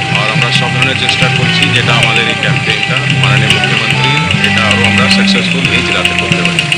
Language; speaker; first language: Bangla; non-native, fluent; Hindi